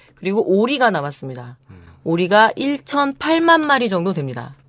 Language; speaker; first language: Korean; native; Korean